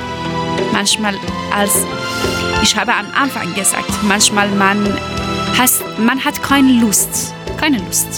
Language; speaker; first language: German; non-native, learner; Persian